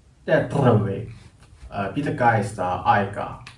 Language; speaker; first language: Finnish; non-native, learner; Chinese